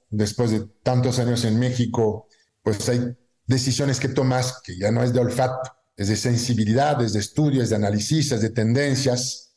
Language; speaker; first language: Spanish; non-native, fluent; French